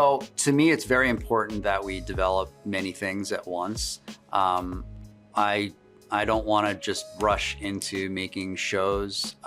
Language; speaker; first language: English; native; English